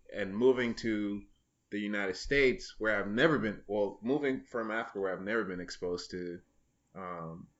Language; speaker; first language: English; native; English